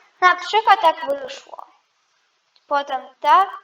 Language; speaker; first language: Polish; non-native, learner; Ukrainian